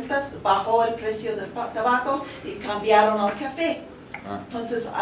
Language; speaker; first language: Spanish; non-native, fluent; English